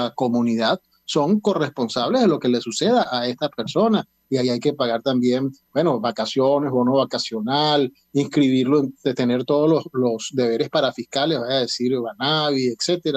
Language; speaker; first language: Spanish; native; Spanish